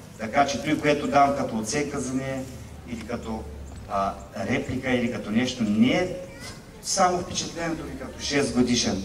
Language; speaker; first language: Bulgarian; native; Bulgarian